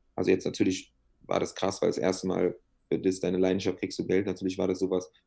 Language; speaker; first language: German; native; German